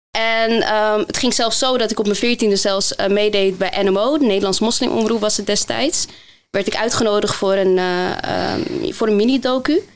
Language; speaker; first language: Dutch; early bilingual, other home language; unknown